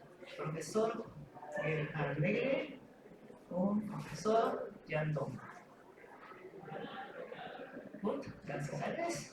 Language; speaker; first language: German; non-native, learner; Spanish